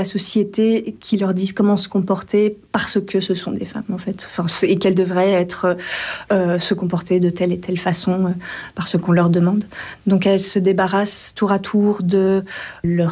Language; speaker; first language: French; native; French